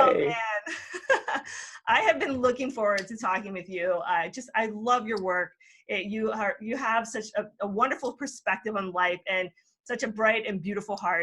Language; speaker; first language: English; native; English